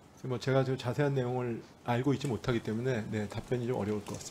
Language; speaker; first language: Korean; native; Korean